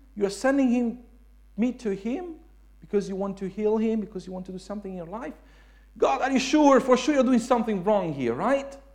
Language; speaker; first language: English; non-native, fluent; Italian